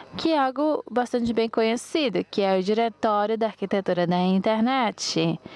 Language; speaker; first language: Portuguese; non-native, fluent; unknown